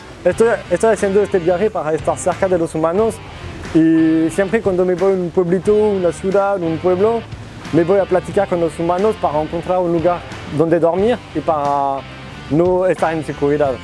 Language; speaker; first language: Spanish; non-native, learner; French